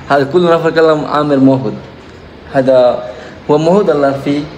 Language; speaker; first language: Arabic; non-native, learner; Bangla